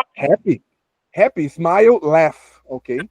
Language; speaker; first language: English; non-native, fluent; Portuguese